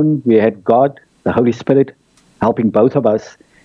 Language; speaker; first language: English; native; English